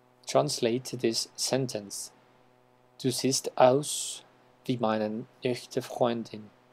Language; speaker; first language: German; non-native, learner; Spanish